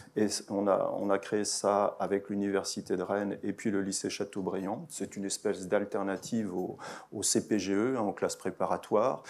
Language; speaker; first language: French; native; French